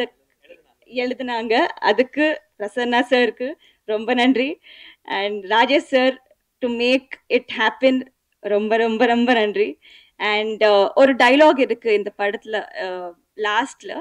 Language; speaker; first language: Tamil; non-native, fluent; Telugu